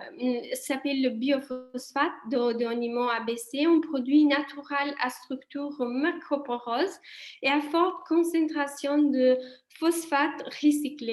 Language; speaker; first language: French; non-native, fluent; Italian